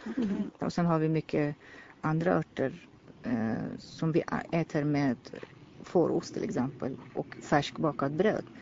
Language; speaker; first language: Swedish; non-native, fluent; Persian